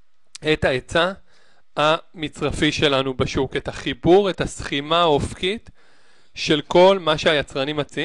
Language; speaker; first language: Hebrew; native; Hebrew